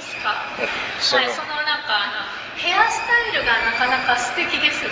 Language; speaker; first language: Japanese; native; Japanese